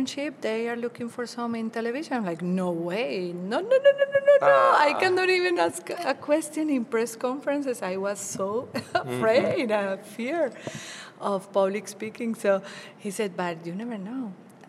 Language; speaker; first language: English; non-native, fluent; Spanish